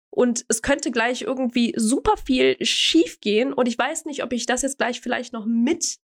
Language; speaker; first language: German; early bilingual, other home language; Croatian